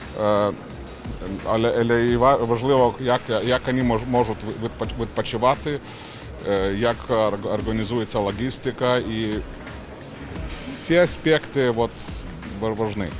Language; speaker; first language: Ukrainian; non-native, learner; Lithuanian